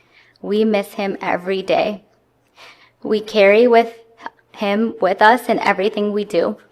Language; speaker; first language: English; native; English